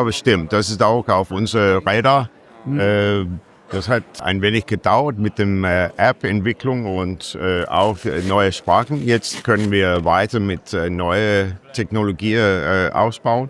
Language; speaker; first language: German; non-native, learner; English